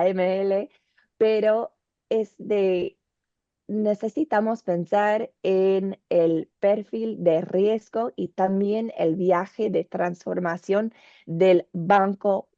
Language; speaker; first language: Spanish; non-native, learner; English